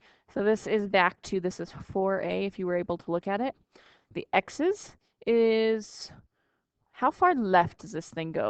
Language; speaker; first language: English; native; English